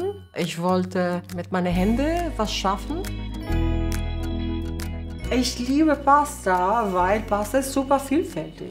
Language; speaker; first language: German; non-native, fluent; Italian